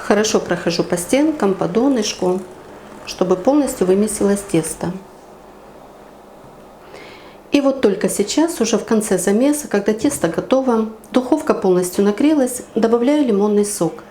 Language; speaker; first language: Russian; native; Russian